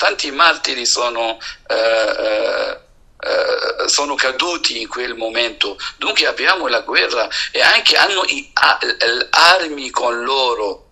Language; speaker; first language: Italian; non-native, fluent; Arabic